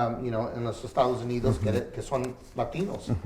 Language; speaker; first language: Spanish; early bilingual, heritage; English